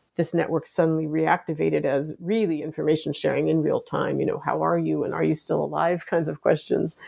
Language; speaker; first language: English; native; English